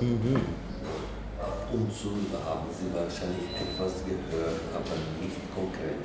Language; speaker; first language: German; non-native, learner; Czech